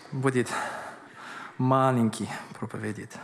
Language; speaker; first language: Russian; non-native, learner; English